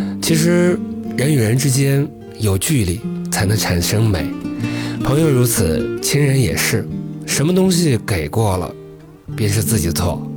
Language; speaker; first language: Chinese; native; Chinese